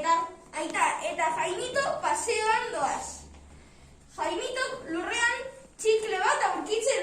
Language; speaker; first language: Basque; non-native, learner; Spanish